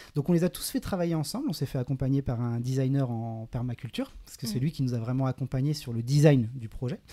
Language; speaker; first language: French; native; French